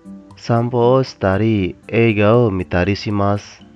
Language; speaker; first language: Japanese; non-native, fluent; Indonesian